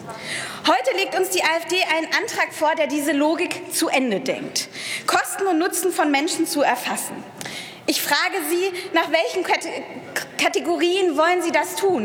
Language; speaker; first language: German; early bilingual, other home language; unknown